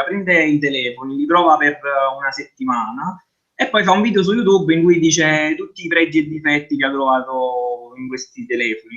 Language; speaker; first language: Italian; native; Italian